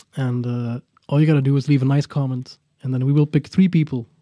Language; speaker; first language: English; non-native, fluent; Dutch